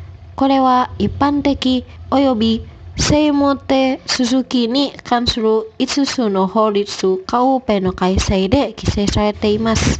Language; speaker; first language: Japanese; non-native, fluent; Indonesian